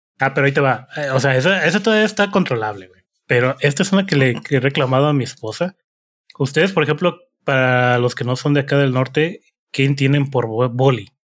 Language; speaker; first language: Spanish; native; Spanish